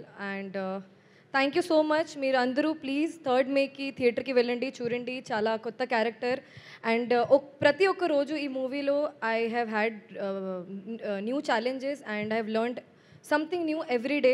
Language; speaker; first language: Telugu; non-native, learner; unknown